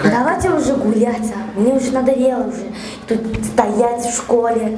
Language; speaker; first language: Russian; non-native, fluent; Mongolian